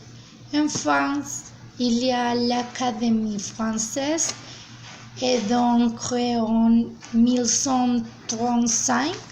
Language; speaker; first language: French; non-native, learner; Spanish